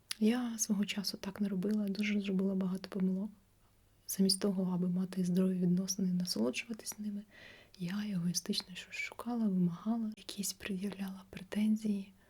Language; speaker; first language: Ukrainian; non-native, local second language; Russian